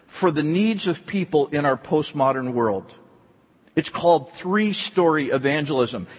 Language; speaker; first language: English; native; English